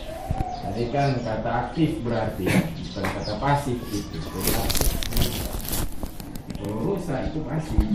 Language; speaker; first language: Indonesian; native; Indonesian